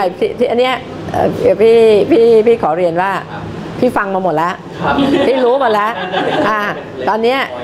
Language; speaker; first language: Thai; native; Thai